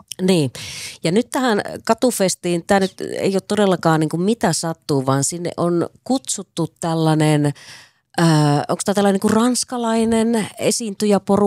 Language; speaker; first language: Finnish; native; Finnish